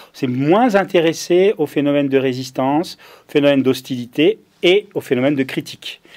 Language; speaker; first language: French; native; French